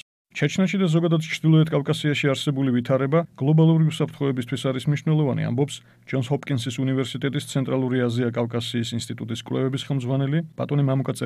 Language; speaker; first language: Georgian; native; Georgian